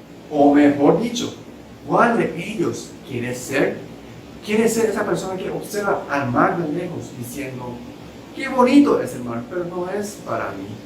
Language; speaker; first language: Spanish; non-native, local second language; Japanese